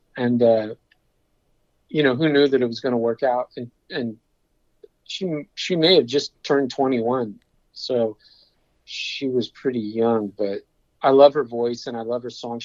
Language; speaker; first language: English; native; English